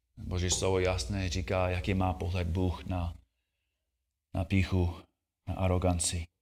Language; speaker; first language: Czech; non-native, fluent; English